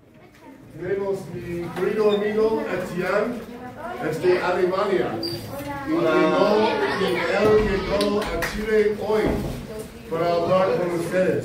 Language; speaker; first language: Spanish; non-native, fluent; English